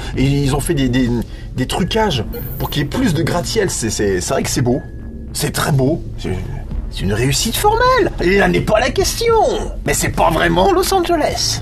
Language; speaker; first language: French; native; French